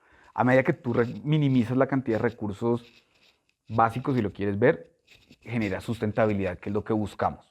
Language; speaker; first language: Spanish; native; Spanish